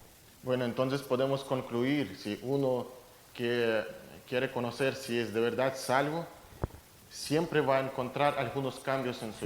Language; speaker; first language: Spanish; non-native, fluent; Russian